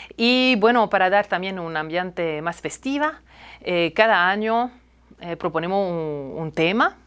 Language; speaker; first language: Spanish; non-native, fluent; French